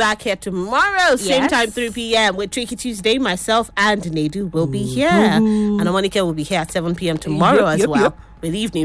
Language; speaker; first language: English; non-native, local second language; Yoruba